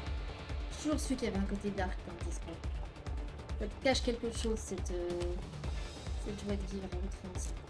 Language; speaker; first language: French; native; French